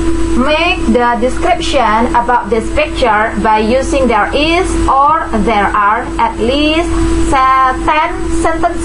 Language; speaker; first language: English; non-native, fluent; Indonesian